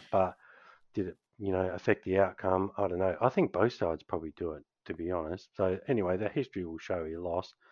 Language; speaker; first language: English; native; English